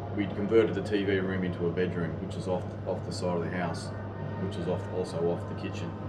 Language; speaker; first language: English; native; English